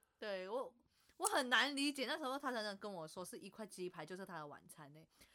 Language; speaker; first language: Chinese; non-native, local second language; Cantonese